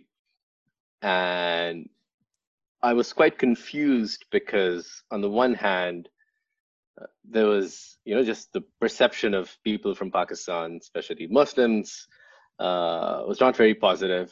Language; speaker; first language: English; non-native, local second language; Urdu